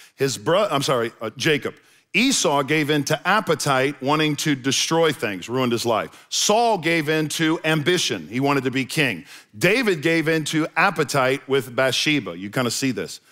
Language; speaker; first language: English; native; English